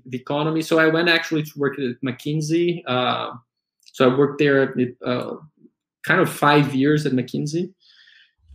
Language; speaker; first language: English; non-native, fluent; Portuguese